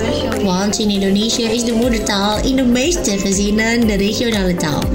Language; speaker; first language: Dutch; non-native, fluent; Indonesian